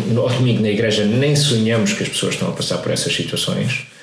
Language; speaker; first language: Portuguese; native; Portuguese